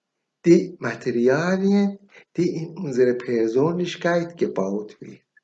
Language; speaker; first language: German; non-native, learner; Persian